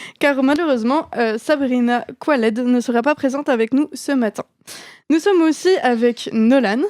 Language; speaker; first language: French; native; French